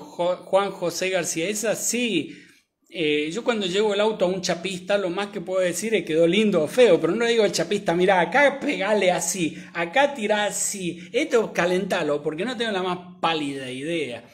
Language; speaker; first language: Spanish; native; Spanish